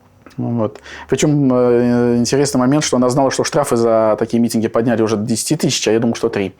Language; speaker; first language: Russian; native; Russian